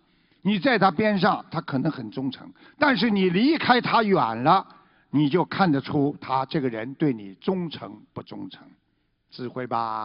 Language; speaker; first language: Chinese; native; Chinese